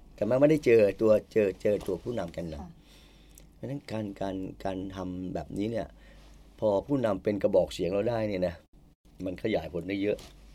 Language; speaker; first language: Thai; native; Thai